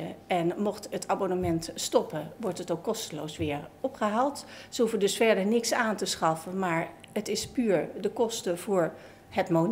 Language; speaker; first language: Dutch; native; Dutch